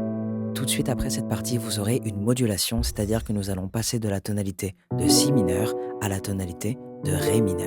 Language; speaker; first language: French; native; French